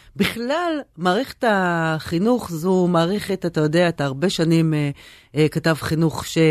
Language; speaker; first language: Hebrew; native; Hebrew